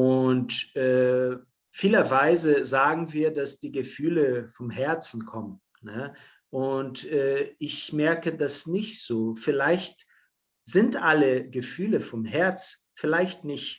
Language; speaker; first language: German; non-native, fluent; Portuguese